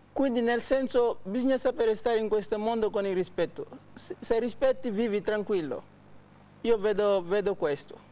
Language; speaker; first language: Italian; non-native, fluent; Wolof